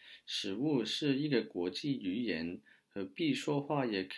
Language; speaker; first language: Chinese; non-native, learner; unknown